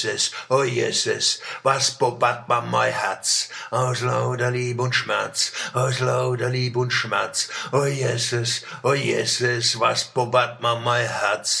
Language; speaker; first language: German; native; German